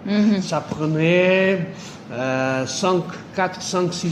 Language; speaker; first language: French; non-native, fluent; Portuguese